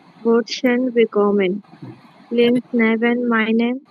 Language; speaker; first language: German; non-native, learner; Bangla